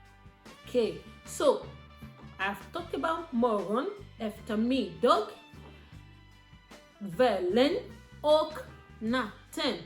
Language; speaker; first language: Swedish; non-native, learner; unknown